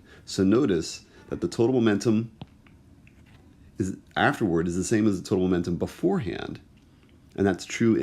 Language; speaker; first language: English; native; English